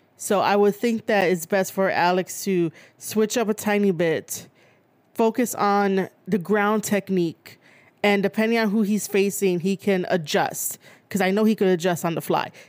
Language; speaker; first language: English; native; English